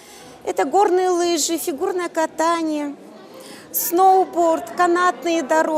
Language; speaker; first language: Russian; native; Russian